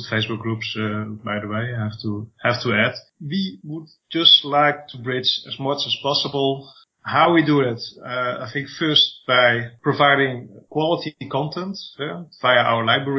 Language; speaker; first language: English; non-native, fluent; Dutch